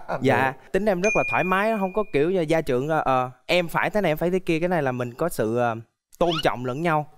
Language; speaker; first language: Vietnamese; native; Vietnamese